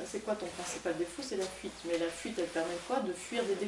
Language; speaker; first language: French; native; French